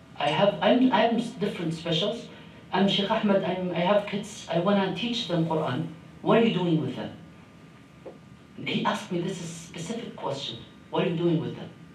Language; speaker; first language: English; non-native, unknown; Arabic